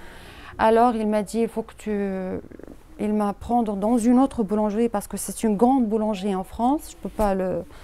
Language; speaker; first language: French; non-native, learner; Arabic